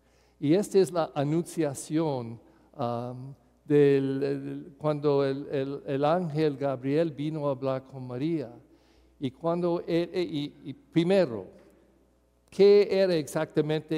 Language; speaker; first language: Spanish; non-native, fluent; English